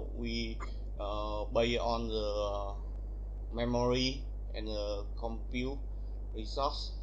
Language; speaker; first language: English; non-native, learner; Vietnamese